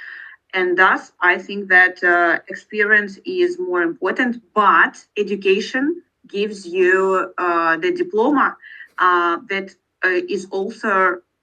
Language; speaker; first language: English; non-native, learner; Russian